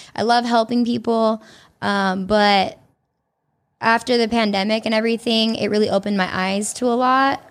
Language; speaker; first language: English; early bilingual, other home language; Italian